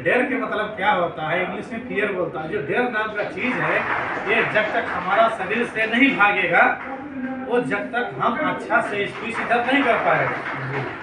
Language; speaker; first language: Hindi; non-native, learner; Nepali